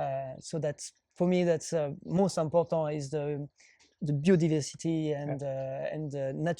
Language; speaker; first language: English; non-native, learner; French